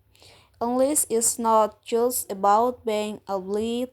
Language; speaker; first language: English; non-native, learner; Indonesian